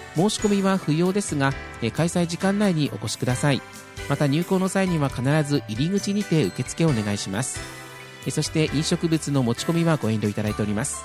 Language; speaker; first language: Japanese; native; Japanese